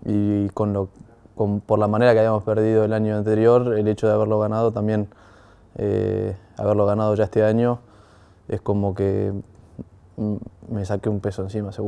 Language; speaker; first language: Spanish; native; Spanish